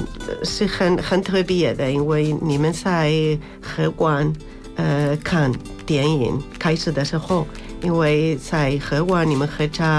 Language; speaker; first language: Chinese; non-native, learner; Spanish